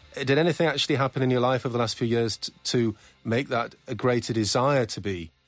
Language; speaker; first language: English; native; English